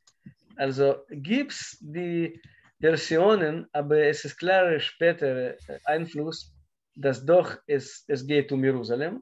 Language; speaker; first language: German; non-native, learner; Russian